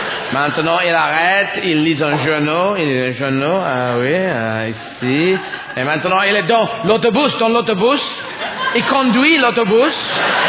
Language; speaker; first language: French; non-native, learner; English